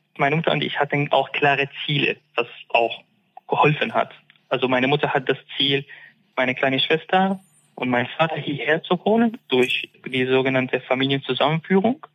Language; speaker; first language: German; non-native, fluent; Arabic